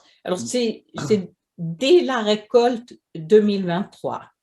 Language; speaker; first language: French; non-native, fluent; Swedish